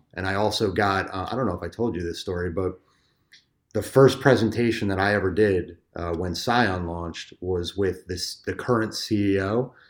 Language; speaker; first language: English; native; English